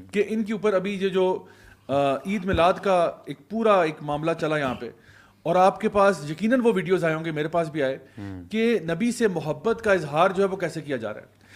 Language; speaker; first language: Urdu; native; Urdu